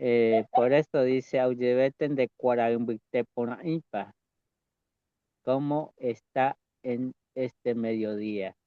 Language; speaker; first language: Spanish; non-native, local second language; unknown